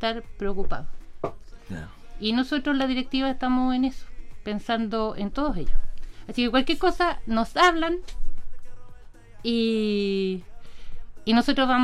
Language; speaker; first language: Spanish; native; Spanish